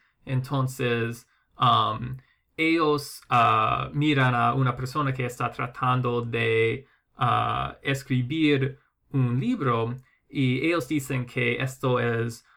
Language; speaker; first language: Spanish; non-native, fluent; English